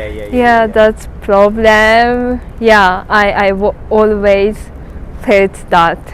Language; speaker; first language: English; non-native, learner; Japanese